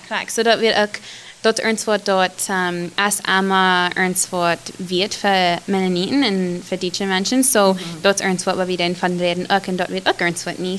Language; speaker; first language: German; non-native, learner; Plautdietsch